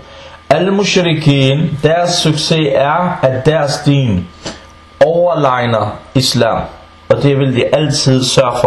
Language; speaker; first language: Danish; early bilingual, other home language; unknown